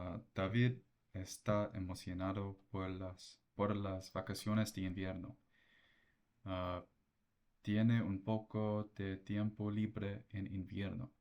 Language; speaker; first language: Spanish; non-native, learner; English